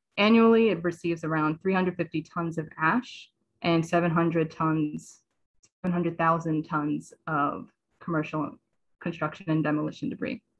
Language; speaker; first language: English; native; English